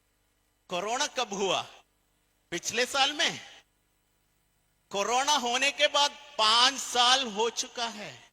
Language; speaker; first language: Hindi; non-native, fluent; Bangla